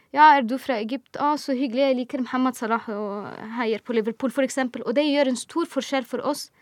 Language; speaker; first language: Norwegian; non-native, fluent; Arabic